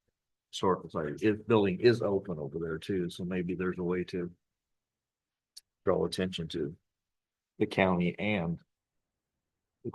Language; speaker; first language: English; native; English